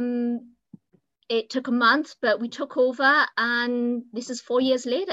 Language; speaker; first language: English; native; English